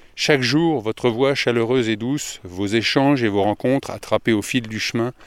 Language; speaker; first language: French; native; French